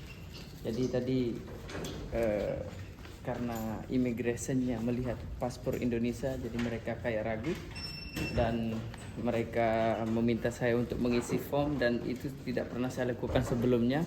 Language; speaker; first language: Indonesian; non-native, local second language; Sasak